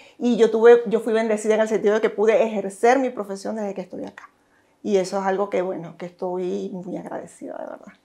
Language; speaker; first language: Spanish; native; Spanish